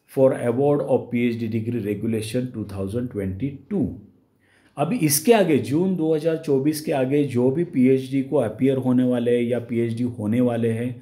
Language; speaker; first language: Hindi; non-native, local second language; Marathi